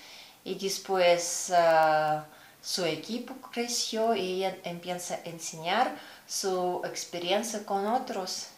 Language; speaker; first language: Spanish; non-native, learner; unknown